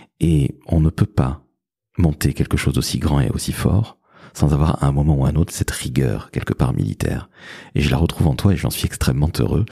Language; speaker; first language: French; native; French